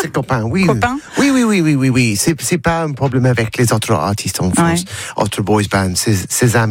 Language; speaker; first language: French; non-native, learner; English